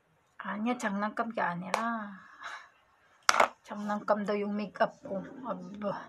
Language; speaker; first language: Korean; non-native, learner; Filipino